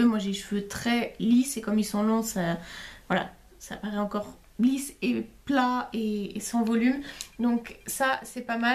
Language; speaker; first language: French; native; French